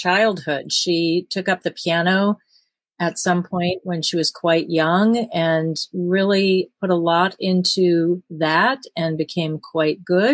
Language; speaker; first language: English; native; English